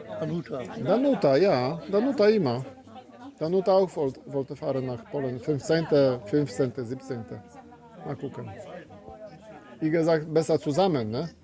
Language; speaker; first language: German; non-native, learner; Polish